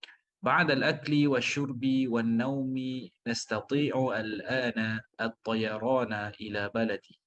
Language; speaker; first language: Arabic; non-native, learner; Malay